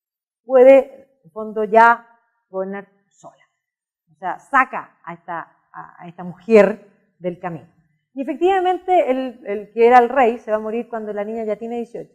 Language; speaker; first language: Spanish; native; Spanish